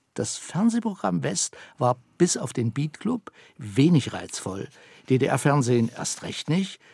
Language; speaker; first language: German; native; German